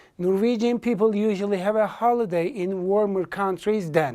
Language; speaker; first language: English; non-native, fluent; Turkish